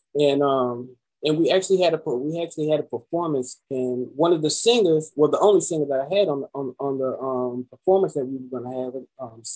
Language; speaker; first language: English; native; English